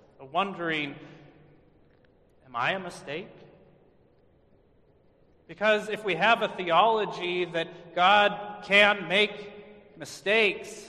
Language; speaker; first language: English; native; English